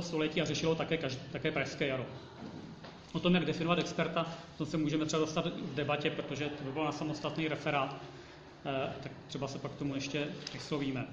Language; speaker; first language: Czech; native; Czech